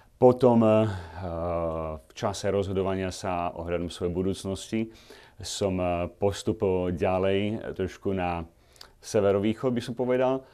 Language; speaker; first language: Slovak; native; Slovak